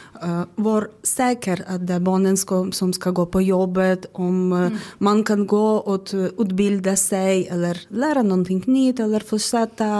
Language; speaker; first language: Swedish; non-native, learner; Ukrainian